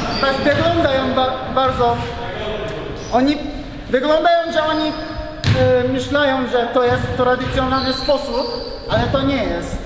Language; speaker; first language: Polish; non-native, learner; Japanese